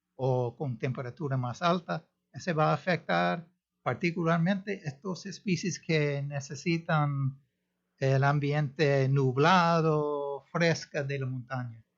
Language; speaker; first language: Spanish; non-native, fluent; English